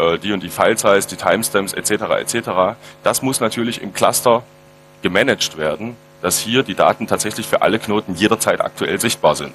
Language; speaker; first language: German; native; German